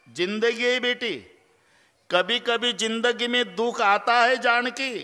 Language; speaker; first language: Hindi; non-native, local second language; Marathi